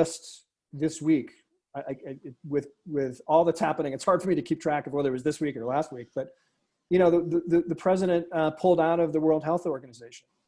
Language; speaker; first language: English; native; English